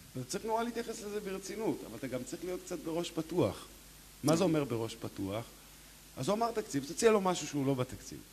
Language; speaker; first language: Hebrew; native; Hebrew